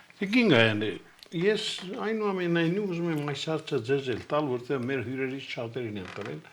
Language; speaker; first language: Armenian; native; Armenian